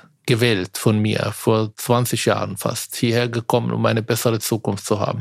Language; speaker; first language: German; non-native, fluent; Arabic